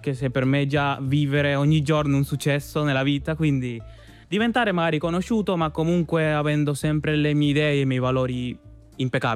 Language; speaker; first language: Italian; non-native, fluent; Spanish